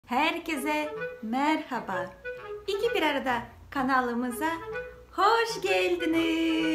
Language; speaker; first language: Turkish; non-native, fluent; Russian